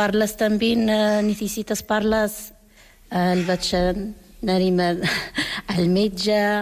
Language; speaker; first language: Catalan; non-native, learner; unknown